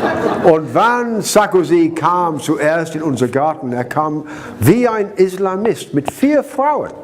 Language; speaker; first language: German; non-native, learner; English